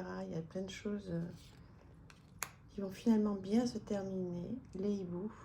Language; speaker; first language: French; native; French